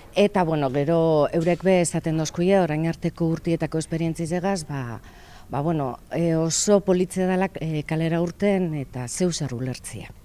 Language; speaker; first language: Basque; native; Basque